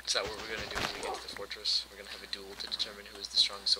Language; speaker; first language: English; native; English